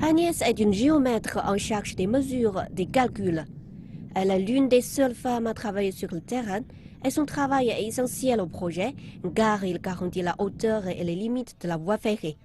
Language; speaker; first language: French; non-native, fluent; Chinese